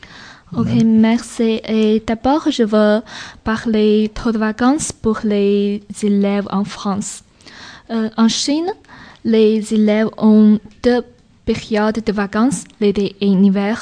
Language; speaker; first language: French; non-native, learner; Chinese